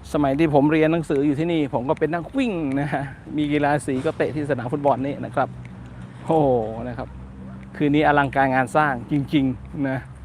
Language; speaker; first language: Thai; non-native, local second language; Northern Khmer